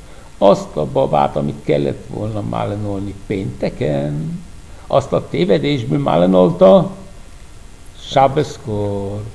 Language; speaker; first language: Hungarian; non-native, fluent; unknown